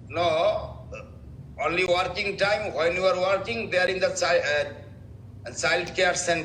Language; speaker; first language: English; non-native, local second language; Bangla